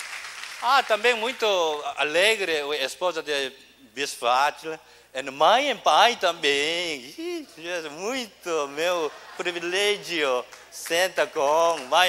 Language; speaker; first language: Portuguese; non-native, learner; Korean